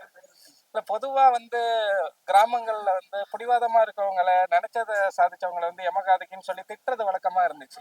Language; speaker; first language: Tamil; native; Tamil